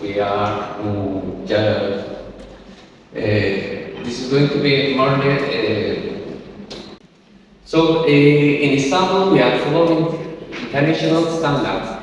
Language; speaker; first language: English; non-native, learner; Turkish